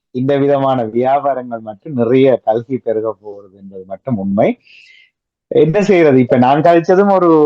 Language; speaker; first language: Tamil; native; Tamil